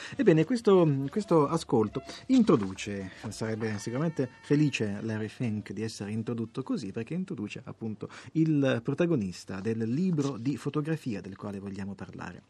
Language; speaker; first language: Italian; native; Italian